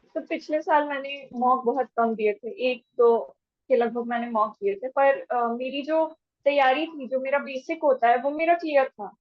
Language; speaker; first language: Hindi; native; Hindi